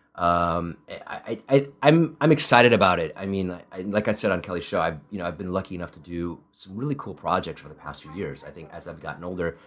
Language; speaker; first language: English; early bilingual, other home language; Italian